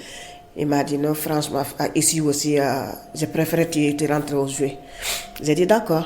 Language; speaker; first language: French; non-native, learner; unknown